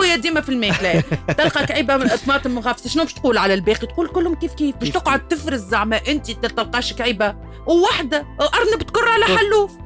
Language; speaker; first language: Arabic; native; Arabic